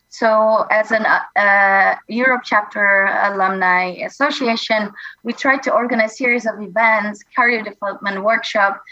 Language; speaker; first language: English; non-native, fluent; Indonesian